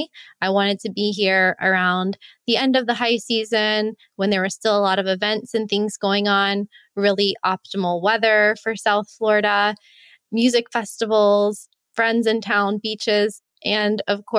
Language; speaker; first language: English; native; English